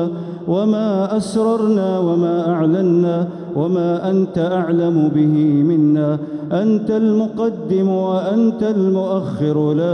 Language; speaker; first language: Arabic; native; Arabic